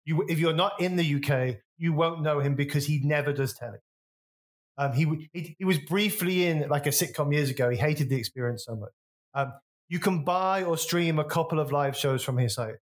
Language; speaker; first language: English; native; English